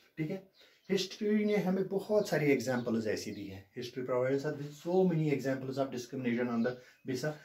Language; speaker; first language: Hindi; non-native, local second language; Kashmiri